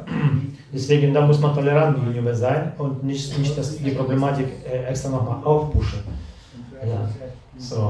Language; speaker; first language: German; non-native, fluent; Russian